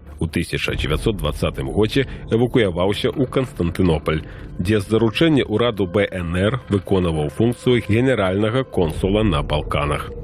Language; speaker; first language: Belarusian; native; Belarusian